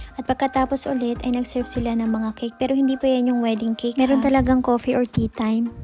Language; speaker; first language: Filipino; native; Filipino